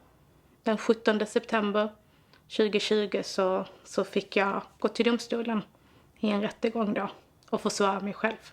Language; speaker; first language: Swedish; native; Swedish